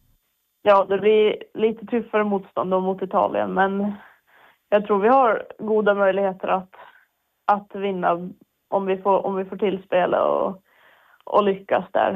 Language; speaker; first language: Swedish; native; Swedish